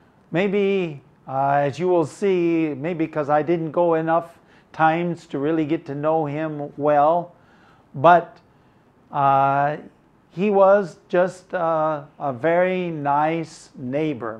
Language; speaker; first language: English; native; English